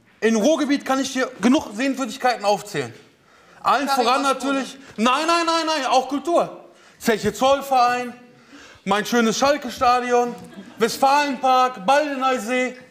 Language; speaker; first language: German; native; German